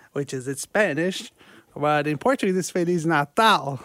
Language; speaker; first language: English; non-native, fluent; Portuguese